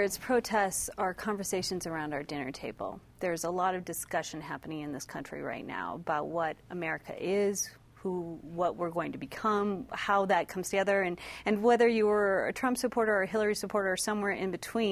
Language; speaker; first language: English; native; English